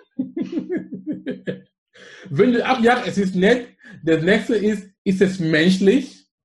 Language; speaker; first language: German; non-native, fluent; English